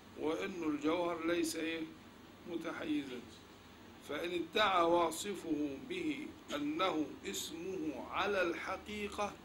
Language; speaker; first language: Arabic; native; Arabic